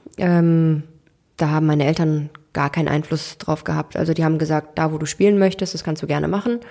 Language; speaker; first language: German; early bilingual, other home language; Turkish